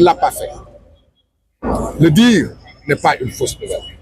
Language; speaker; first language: French; non-native, local second language; Wolof